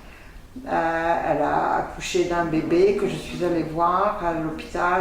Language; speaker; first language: French; native; French